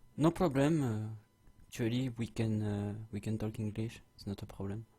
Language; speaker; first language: English; non-native, fluent; French